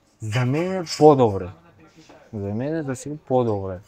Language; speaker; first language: Bulgarian; non-native, learner; Uzbek